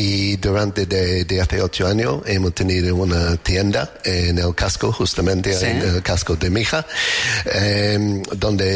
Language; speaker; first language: Spanish; non-native, fluent; English